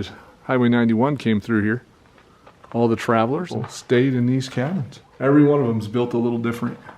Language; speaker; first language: English; native; English